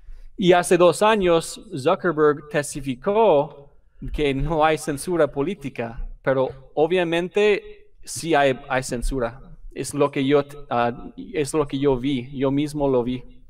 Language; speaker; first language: Spanish; non-native, fluent; English